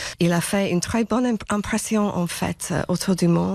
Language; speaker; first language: French; non-native, fluent; English